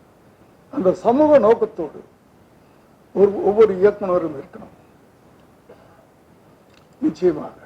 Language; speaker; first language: Tamil; native; Tamil